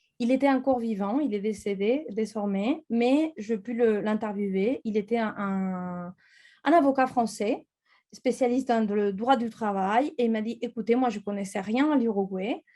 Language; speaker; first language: French; non-native, fluent; Spanish